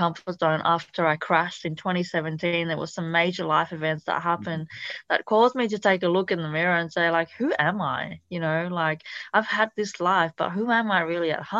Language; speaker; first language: English; non-native, fluent; Italian